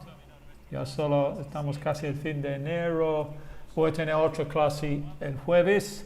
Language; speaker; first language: Spanish; non-native, fluent; English